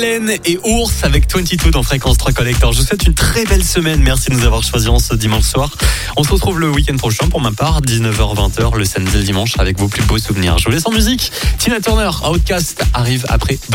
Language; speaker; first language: French; native; French